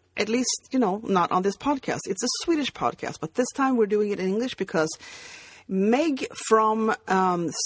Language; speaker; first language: English; non-native, fluent; Swedish